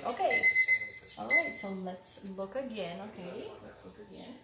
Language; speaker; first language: English; native; English